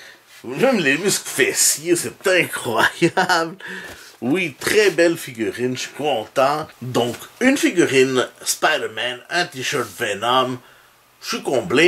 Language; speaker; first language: French; native; French